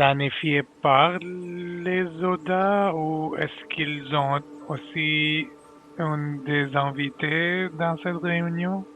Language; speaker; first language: French; non-native, learner; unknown